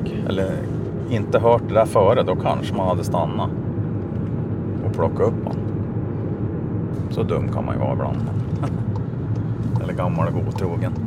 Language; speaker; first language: Swedish; native; Swedish